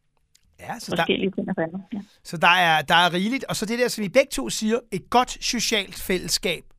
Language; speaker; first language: Danish; native; Danish